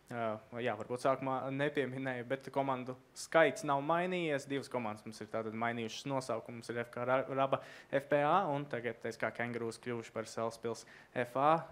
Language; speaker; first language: Latvian; native; Latvian